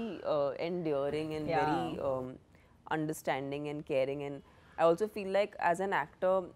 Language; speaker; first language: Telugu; non-native, fluent; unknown